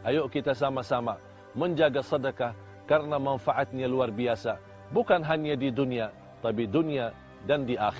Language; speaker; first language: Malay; non-native, fluent; Arabic